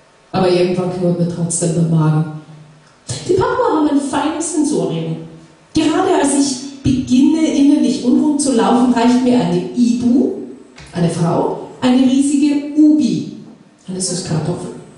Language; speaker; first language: German; native; German